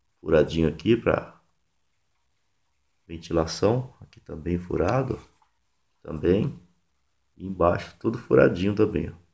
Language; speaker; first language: Portuguese; native; Portuguese